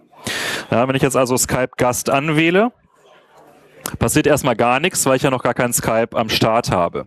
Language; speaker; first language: German; native; German